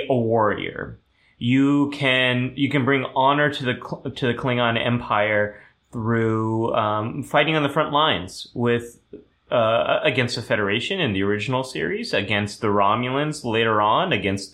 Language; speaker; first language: English; early bilingual, other home language; German